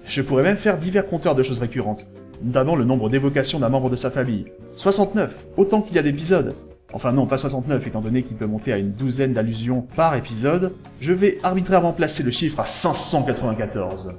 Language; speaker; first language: French; native; French